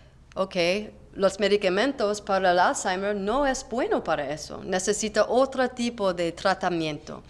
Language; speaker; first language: Spanish; non-native, learner; English